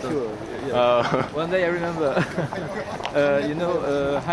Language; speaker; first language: English; non-native, learner; French